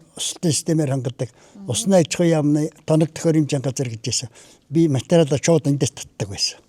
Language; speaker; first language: Mongolian; native; Mongolian